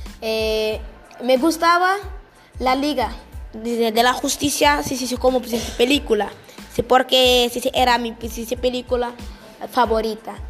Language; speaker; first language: Spanish; non-native, learner; French